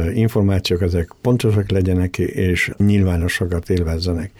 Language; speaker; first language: Hungarian; early bilingual, other home language; Spanish